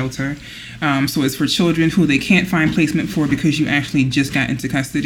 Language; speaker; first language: English; native; English